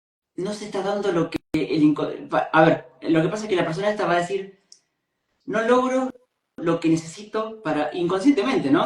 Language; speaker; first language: Spanish; native; Spanish